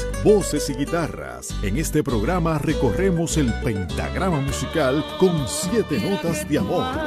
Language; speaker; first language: Spanish; native; Spanish